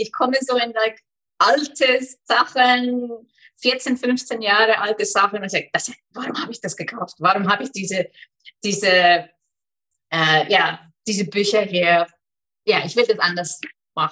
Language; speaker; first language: German; non-native, fluent; Icelandic